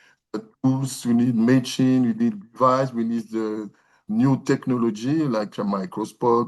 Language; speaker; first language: English; non-native, learner; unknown